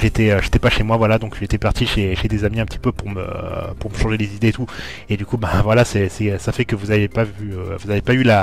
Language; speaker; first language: French; native; French